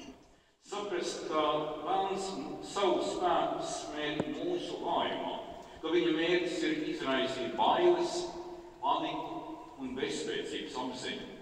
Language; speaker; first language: Latvian; native; Latvian